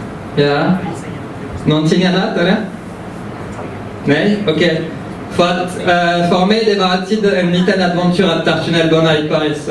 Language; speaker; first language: Swedish; early bilingual, heritage; French